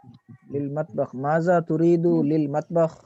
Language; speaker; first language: Arabic; non-native, learner; Urdu